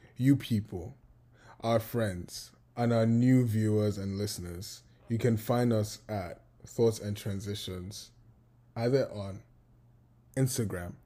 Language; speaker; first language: English; non-native, local second language; Yoruba